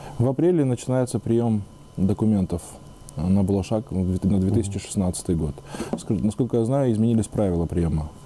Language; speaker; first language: Russian; native; Russian